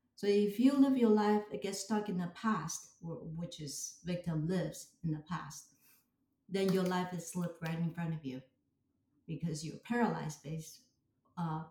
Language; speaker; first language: English; non-native, fluent; Chinese